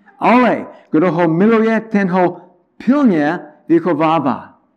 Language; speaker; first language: Czech; non-native, learner; English